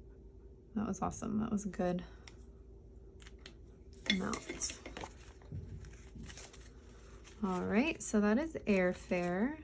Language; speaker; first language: English; native; English